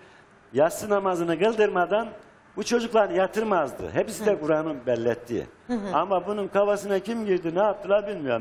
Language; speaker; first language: Turkish; native; Turkish